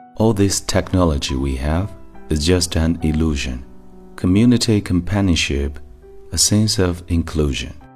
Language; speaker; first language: English; non-native, fluent; Chinese